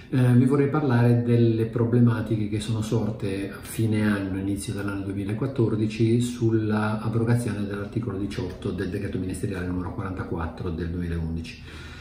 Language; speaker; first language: Italian; native; Italian